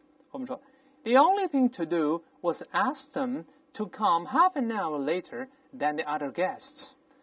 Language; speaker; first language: English; non-native, fluent; Chinese